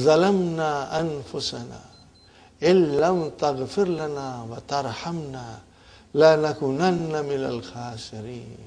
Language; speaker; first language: Arabic; non-native, fluent; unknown